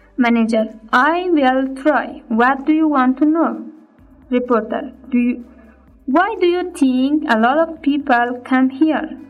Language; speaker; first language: English; non-native, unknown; Persian